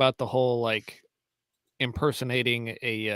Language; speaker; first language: English; native; English